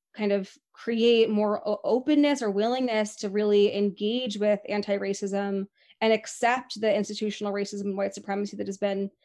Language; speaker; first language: English; native; English